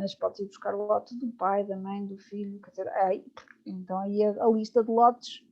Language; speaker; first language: Portuguese; native; Portuguese